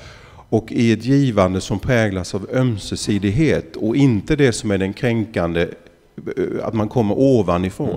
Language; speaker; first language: Swedish; native; Swedish